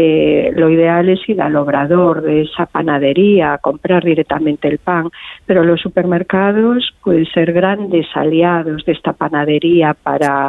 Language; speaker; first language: Spanish; native; Spanish